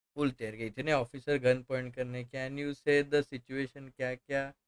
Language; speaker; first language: Hindi; non-native, local second language; Marathi